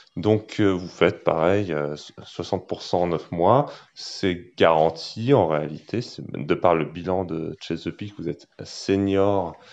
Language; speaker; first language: French; native; French